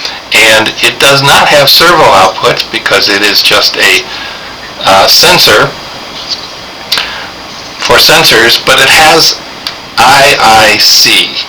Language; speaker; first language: English; native; English